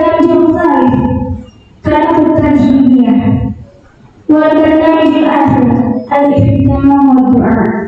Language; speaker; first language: Arabic; non-native, learner; Indonesian